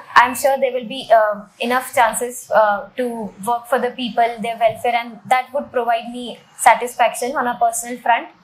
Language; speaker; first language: English; non-native, local second language; Hindi